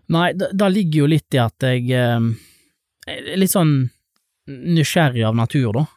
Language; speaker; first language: Norwegian; native; Norwegian